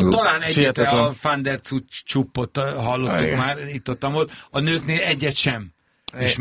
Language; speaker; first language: Hungarian; native; Hungarian